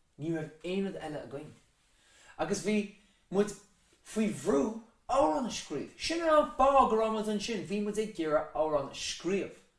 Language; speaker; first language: Irish; native; Irish